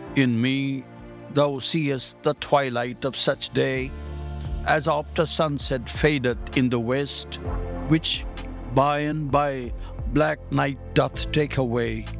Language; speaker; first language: English; non-native, local second language; Tamil